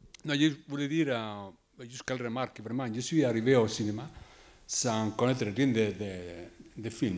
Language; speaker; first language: French; non-native, fluent; Spanish